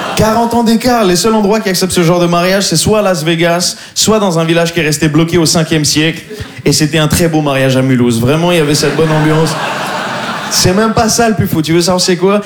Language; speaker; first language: French; native; French